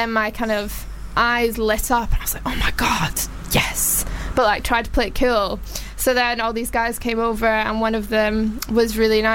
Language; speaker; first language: English; native; English